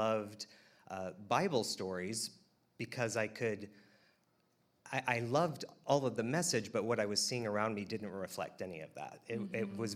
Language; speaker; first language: English; native; English